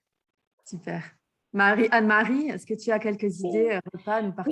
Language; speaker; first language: French; native; French